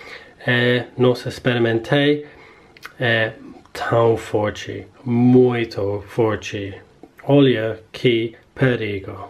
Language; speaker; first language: Portuguese; non-native, learner; English